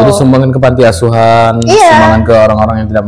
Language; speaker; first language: Indonesian; native; Indonesian